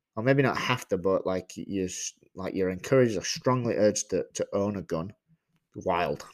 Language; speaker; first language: English; native; English